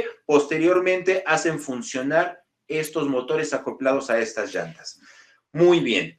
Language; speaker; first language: Spanish; native; Spanish